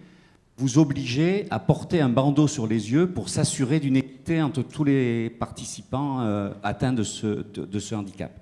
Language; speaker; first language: French; native; French